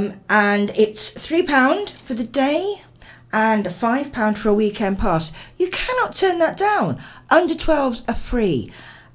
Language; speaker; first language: English; native; English